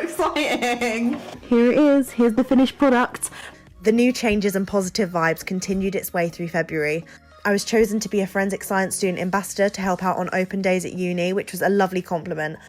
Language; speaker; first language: English; native; English